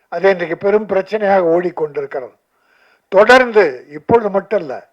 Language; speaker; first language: Tamil; native; Tamil